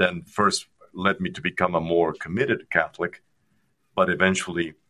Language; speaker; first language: English; non-native, fluent; Spanish